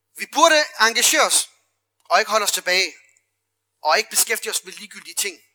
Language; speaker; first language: Danish; early bilingual, other home language; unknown